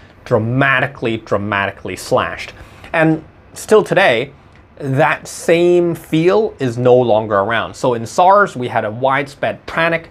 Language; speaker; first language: English; non-native, local second language; Cantonese